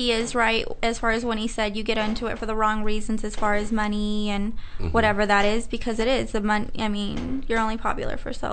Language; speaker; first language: English; native; English